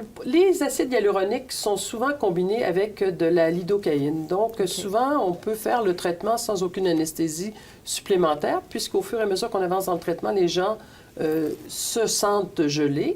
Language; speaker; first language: French; native; French